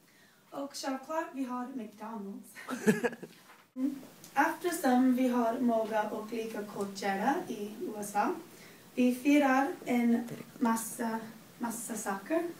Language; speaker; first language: Swedish; non-native, learner; English